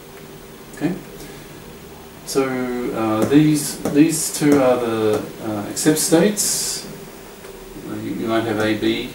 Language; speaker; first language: English; native; English